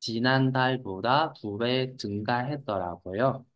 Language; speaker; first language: Korean; non-native, fluent; Vietnamese